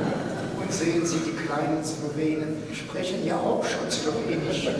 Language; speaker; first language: German; non-native, fluent; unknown